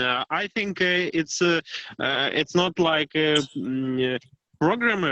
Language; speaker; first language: English; non-native, learner; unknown